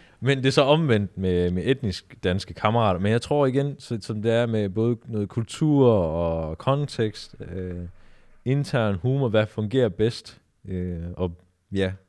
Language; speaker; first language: Danish; early bilingual, other home language; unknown